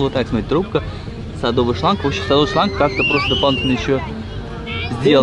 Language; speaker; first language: Russian; native; Russian